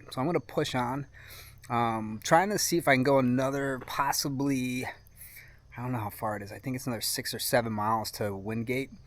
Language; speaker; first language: English; native; English